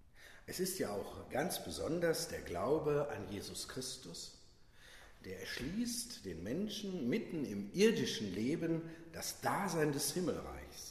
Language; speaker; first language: German; native; German